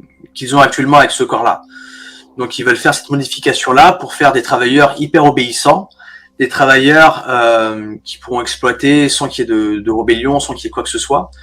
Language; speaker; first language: French; native; French